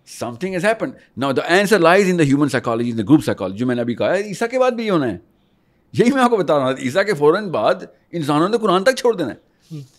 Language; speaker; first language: Urdu; native; Urdu